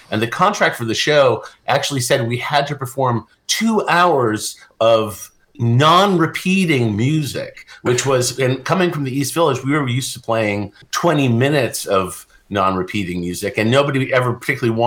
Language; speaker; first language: English; native; English